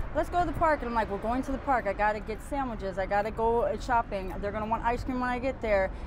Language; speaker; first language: English; native; English